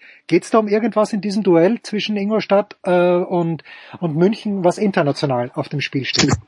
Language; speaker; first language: German; native; German